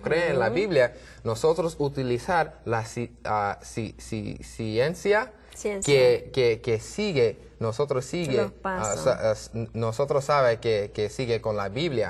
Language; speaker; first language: Spanish; non-native, learner; English